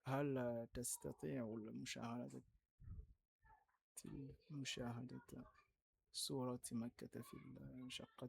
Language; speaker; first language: Arabic; non-native, fluent; French